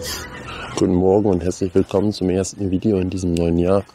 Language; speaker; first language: German; native; German